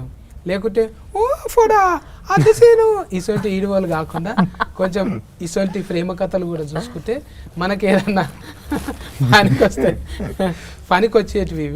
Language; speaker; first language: Telugu; native; Telugu